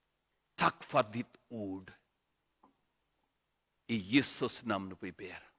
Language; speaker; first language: Swedish; non-native, learner; Urdu